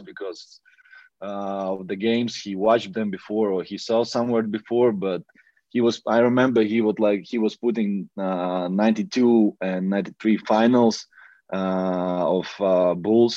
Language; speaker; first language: English; non-native, fluent; Latvian